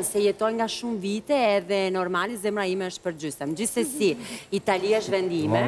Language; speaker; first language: Albanian; non-native, learner; Italian